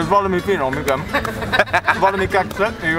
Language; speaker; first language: Hungarian; non-native, learner; English